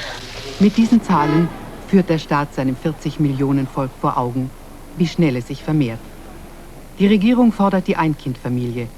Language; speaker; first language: German; native; German